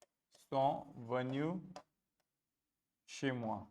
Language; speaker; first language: French; non-native, fluent; Hindi